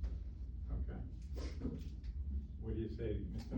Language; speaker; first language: English; native; English